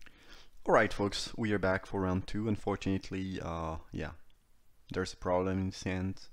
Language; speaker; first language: English; non-native, fluent; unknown